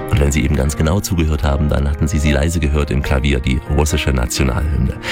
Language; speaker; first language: German; native; German